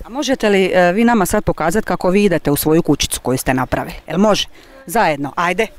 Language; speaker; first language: Croatian; native; Croatian